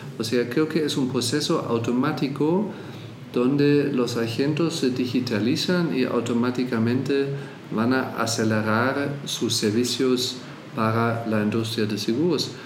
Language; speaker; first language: Spanish; non-native, fluent; German